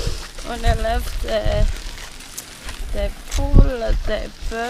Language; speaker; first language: French; non-native, local second language; Malagasy